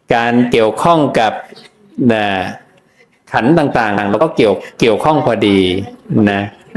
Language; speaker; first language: Thai; native; Thai